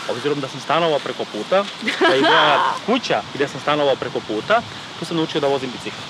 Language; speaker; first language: Serbian; native; Serbian